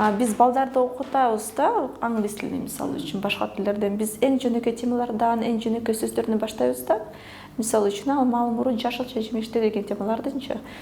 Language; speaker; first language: Kyrgyz; early bilingual, other home language; Russian